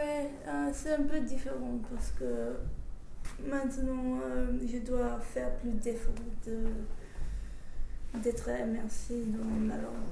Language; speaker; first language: French; non-native, fluent; English